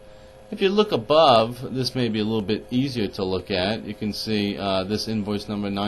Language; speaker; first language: English; native; English